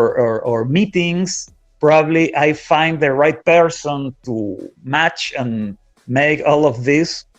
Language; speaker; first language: English; non-native, fluent; Spanish